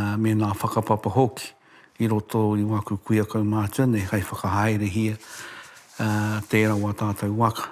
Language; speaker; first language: Māori; native; Māori